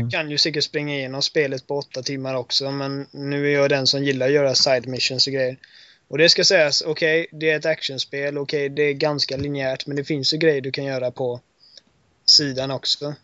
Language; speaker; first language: Swedish; native; Swedish